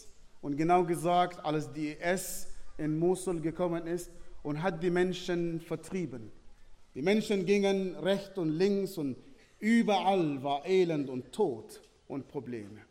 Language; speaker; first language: German; non-native, fluent; Arabic